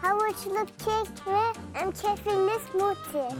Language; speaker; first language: Turkish; native; Turkish